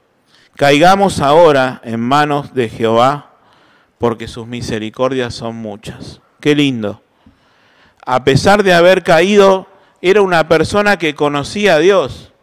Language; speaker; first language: Spanish; native; Spanish